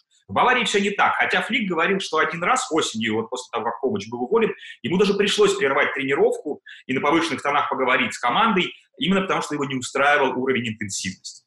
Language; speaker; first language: Russian; native; Russian